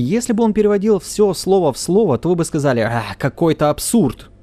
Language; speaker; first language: Russian; native; Russian